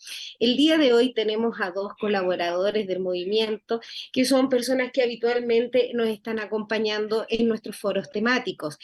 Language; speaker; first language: Spanish; native; Spanish